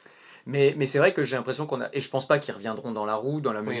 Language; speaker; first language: French; native; French